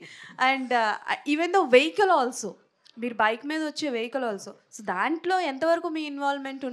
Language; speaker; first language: Telugu; native; Telugu